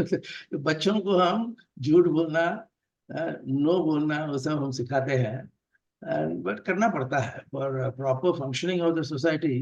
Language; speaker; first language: Hindi; non-native, local second language; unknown